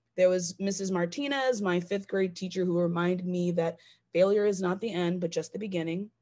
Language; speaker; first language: English; native; English